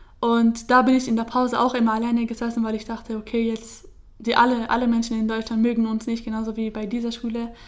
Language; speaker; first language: German; early bilingual, other home language; Kurdish